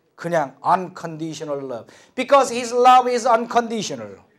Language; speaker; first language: English; non-native, fluent; Korean